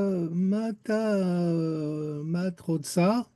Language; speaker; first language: Hebrew; non-native, learner; French